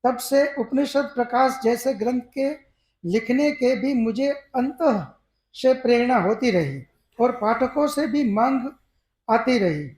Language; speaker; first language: Hindi; non-native, local second language; Gujarati